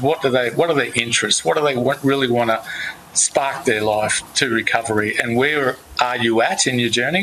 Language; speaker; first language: English; native; English